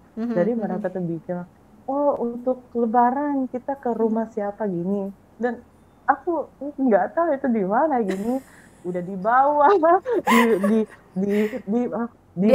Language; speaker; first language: Indonesian; non-native, fluent; Filipino